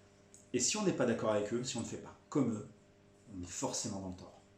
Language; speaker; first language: French; native; French